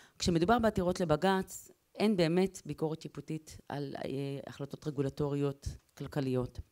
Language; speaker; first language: Hebrew; native; Hebrew